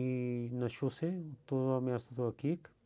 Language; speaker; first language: Bulgarian; non-native, learner; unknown